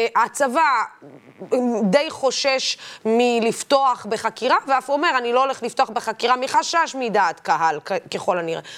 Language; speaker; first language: Hebrew; non-native, local second language; Arabic